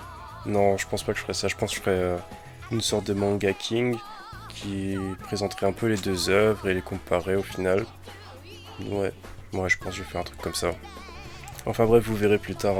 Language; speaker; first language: French; native; French